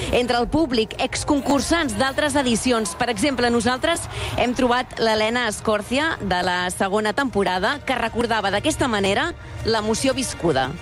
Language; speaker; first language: Catalan; native; Catalan